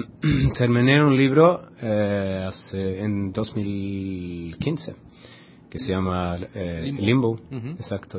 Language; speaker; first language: Spanish; non-native, fluent; Swedish